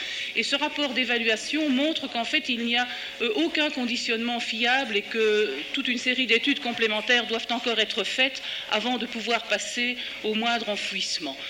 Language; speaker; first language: French; native; French